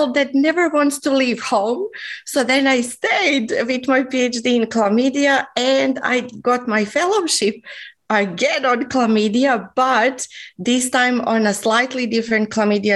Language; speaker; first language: English; non-native, fluent; Serbian